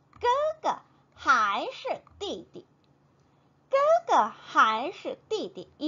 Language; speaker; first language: Chinese; non-native, fluent; Korean